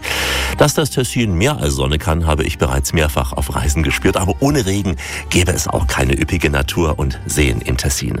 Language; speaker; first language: German; native; German